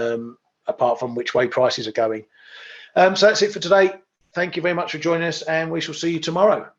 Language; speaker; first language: English; native; English